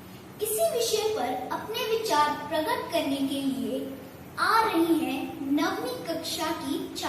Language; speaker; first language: Hindi; native; Hindi